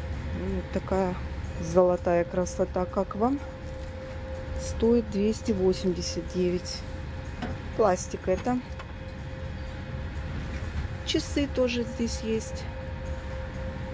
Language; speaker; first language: Russian; native; Russian